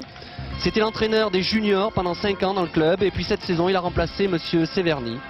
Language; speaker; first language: French; native; French